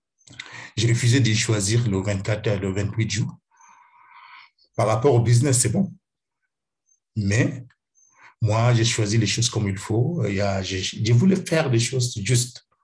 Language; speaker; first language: French; non-native, fluent; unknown